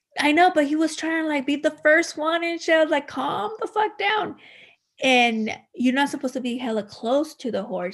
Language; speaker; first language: English; early bilingual, other home language; Spanish